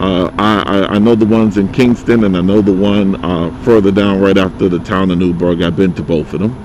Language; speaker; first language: English; native; English